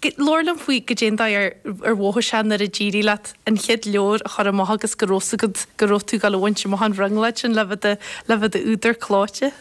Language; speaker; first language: Irish; native; Irish